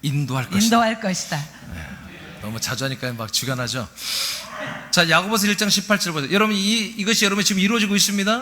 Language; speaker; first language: Korean; native; Korean